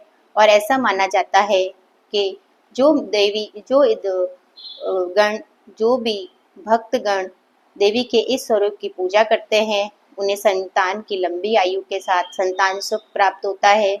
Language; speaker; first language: Hindi; native; Hindi